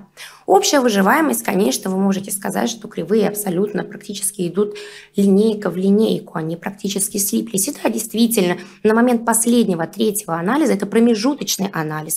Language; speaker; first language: Russian; native; Russian